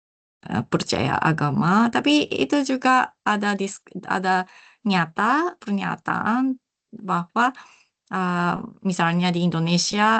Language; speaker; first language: Indonesian; non-native, learner; Japanese